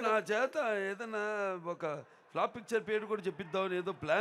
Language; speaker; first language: Telugu; native; Telugu